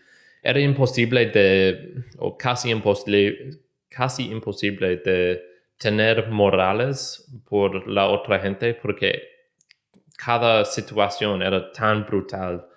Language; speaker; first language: Spanish; non-native, learner; English